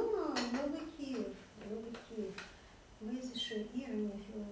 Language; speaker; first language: Hebrew; non-native, fluent; Russian